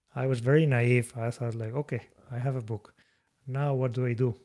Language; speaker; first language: English; non-native, fluent; Spanish